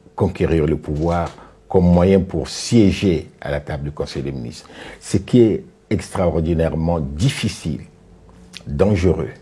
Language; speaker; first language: French; non-native, local second language; Sango